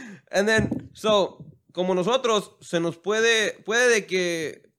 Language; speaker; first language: Spanish; early bilingual, heritage; Spanish